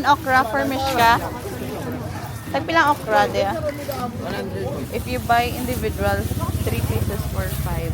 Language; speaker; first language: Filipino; non-native, local second language; Hiligaynon